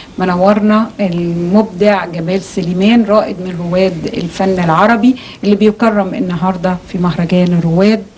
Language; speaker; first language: Egyptian Arabic; native; Egyptian Arabic